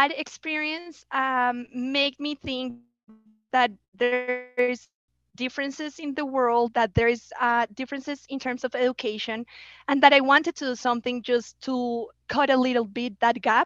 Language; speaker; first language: English; non-native, fluent; Spanish